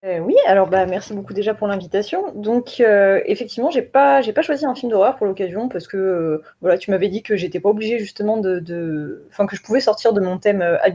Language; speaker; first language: French; native; French